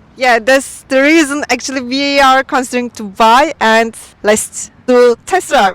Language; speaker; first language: English; non-native, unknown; Turkish